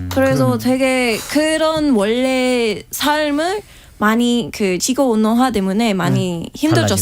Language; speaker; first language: Korean; non-native, fluent; English